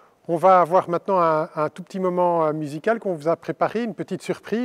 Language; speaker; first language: French; native; French